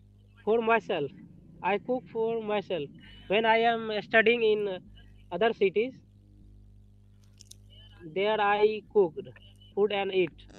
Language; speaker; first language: English; non-native, learner; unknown